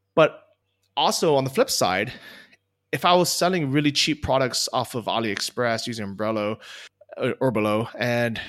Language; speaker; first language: English; native; English